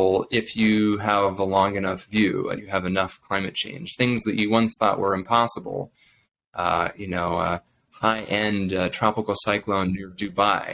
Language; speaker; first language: English; native; English